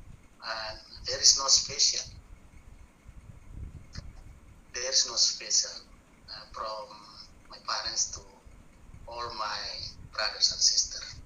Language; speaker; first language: English; non-native, learner; Buginese